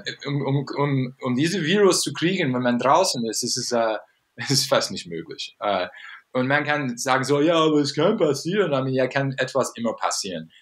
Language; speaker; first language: German; non-native, fluent; English